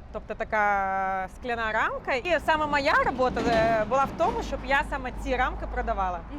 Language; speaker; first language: Ukrainian; native; Ukrainian